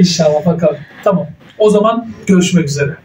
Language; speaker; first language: Turkish; native; Turkish